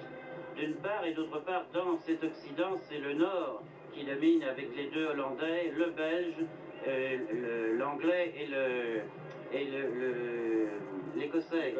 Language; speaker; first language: French; native; French